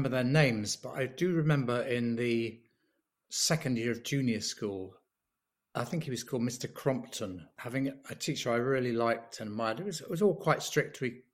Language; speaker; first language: English; native; English